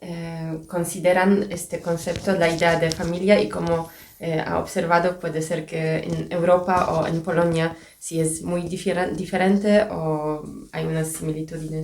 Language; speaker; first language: Spanish; non-native, fluent; Polish